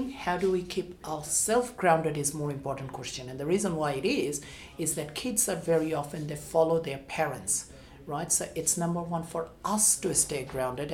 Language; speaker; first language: English; non-native, local second language; Bangla